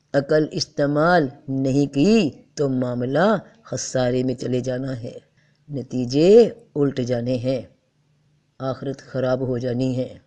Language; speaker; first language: Urdu; native; Urdu